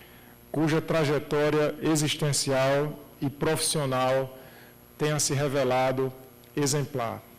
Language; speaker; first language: Portuguese; native; Portuguese